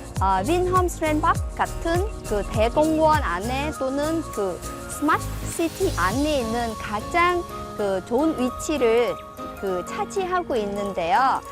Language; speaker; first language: Korean; non-native, fluent; Vietnamese